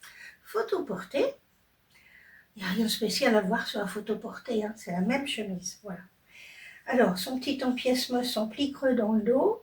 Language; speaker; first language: French; native; French